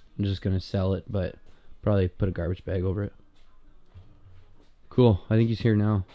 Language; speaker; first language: English; native; English